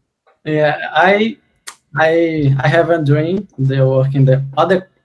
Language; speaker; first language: English; non-native, learner; Portuguese